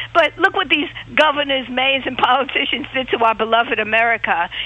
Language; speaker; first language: English; native; English